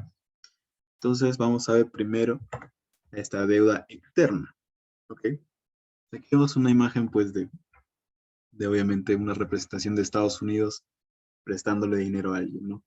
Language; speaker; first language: Spanish; native; Spanish